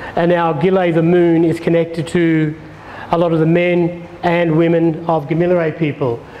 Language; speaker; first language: English; native; English